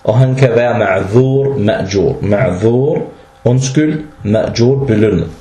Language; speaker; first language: Danish; early bilingual, other home language; Arabic